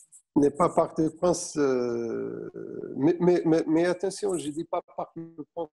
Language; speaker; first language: French; non-native, fluent; Portuguese